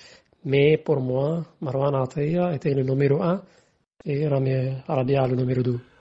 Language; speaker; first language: French; non-native, fluent; Arabic